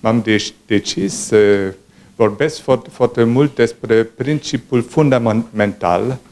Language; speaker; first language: Romanian; non-native, fluent; German